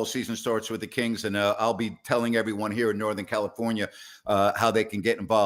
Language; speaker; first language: English; native; English